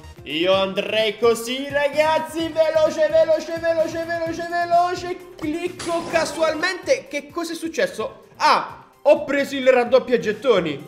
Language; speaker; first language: Italian; native; Italian